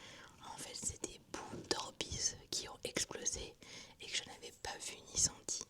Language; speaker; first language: French; native; French